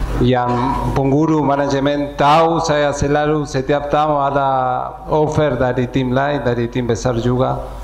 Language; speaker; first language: Indonesian; non-native, fluent; Spanish